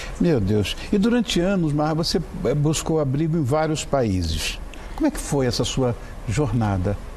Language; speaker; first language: Portuguese; native; Portuguese